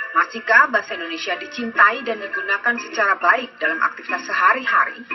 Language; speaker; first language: Indonesian; native; Indonesian